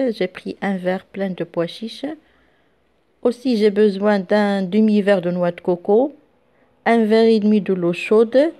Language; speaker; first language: French; non-native, local second language; Arabic